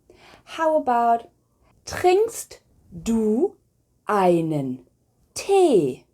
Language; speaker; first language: German; non-native, fluent; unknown